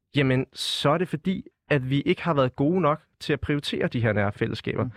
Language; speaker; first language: Danish; native; Danish